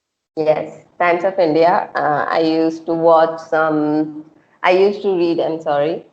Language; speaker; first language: English; non-native, local second language; Hindi